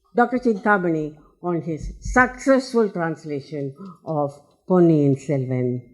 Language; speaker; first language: English; non-native, local second language; Tamil